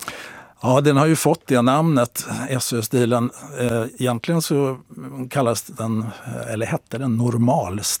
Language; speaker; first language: Swedish; native; Swedish